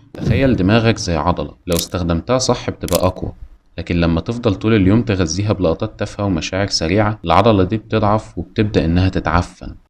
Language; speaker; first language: Arabic; native; Arabic